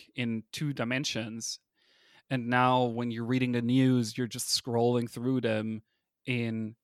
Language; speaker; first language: English; non-native, fluent; German